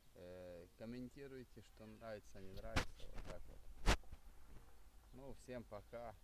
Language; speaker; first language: Russian; non-native, local second language; Ukrainian